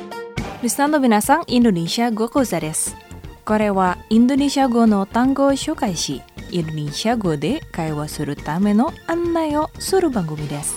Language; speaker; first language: Japanese; non-native, fluent; Indonesian